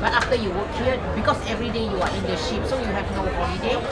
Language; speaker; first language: English; non-native, local second language; Cantonese